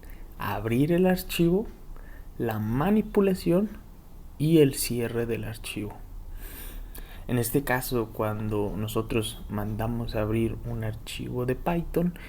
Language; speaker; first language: Spanish; native; Spanish